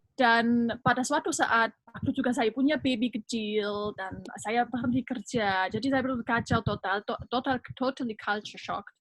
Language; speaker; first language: Indonesian; non-native, fluent; German